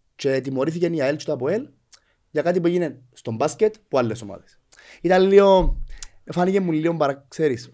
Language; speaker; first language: Greek; native; Greek